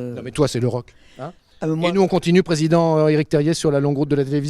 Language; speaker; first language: French; native; French